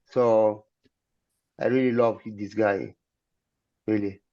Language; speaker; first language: English; non-native, learner; Italian